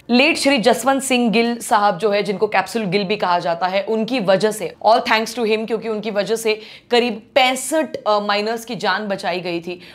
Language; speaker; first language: Hindi; non-native, local second language; Marathi